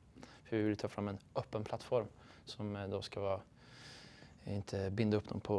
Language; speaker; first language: Swedish; native; Swedish